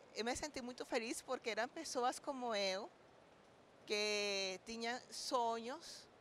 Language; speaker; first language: Portuguese; non-native, learner; Spanish